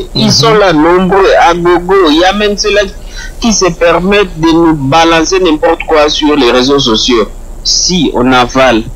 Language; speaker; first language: French; non-native, local second language; Luba-Lulua